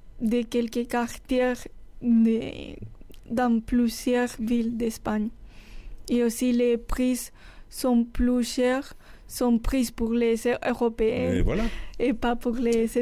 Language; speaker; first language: French; non-native, fluent; Spanish